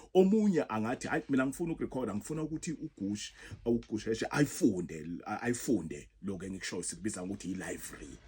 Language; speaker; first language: Zulu; non-native, local second language; South Ndebele